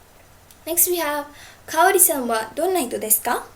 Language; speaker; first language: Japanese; non-native, fluent; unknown